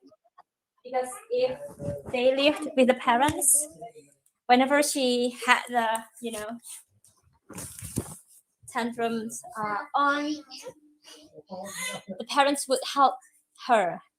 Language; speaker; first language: English; non-native, fluent; Indonesian